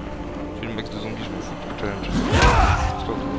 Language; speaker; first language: French; native; French